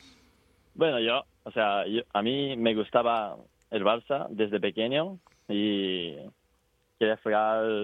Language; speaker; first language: Spanish; non-native, fluent; Japanese